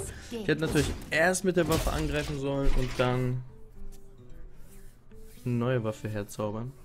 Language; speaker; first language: German; native; German